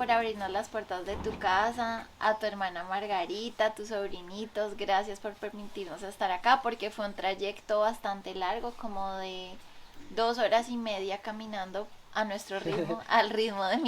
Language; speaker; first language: Spanish; native; Spanish